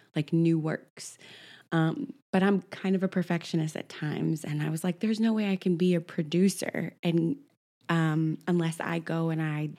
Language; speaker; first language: English; native; English